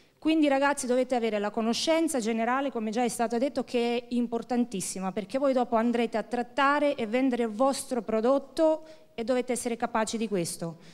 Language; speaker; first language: Italian; non-native, fluent; Croatian